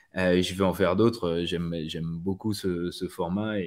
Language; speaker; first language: French; native; French